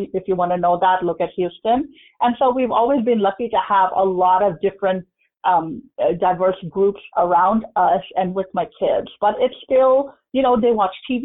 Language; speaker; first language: English; non-native, local second language; Urdu